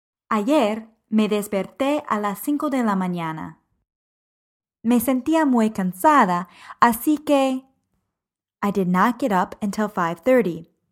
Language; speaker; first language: Spanish; non-native, fluent; English